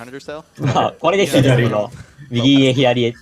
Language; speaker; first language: Japanese; native; Japanese